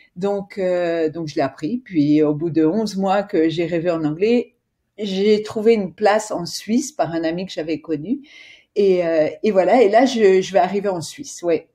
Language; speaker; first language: French; native; French